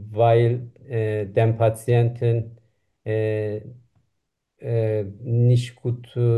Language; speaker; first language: German; non-native, learner; Turkish